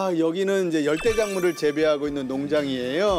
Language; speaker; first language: Korean; native; Korean